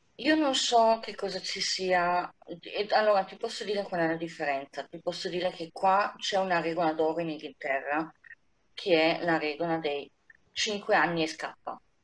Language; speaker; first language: Italian; native; Italian